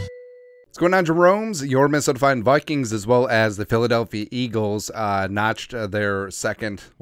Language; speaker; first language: English; native; English